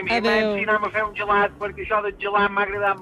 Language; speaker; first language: Catalan; native; Catalan